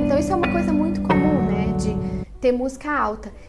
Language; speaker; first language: Portuguese; native; Portuguese